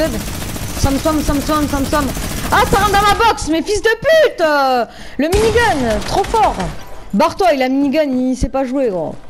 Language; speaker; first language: French; native; French